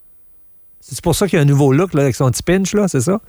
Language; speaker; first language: French; native; French